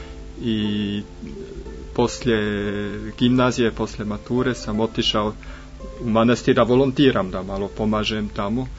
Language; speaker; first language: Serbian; non-native, fluent; German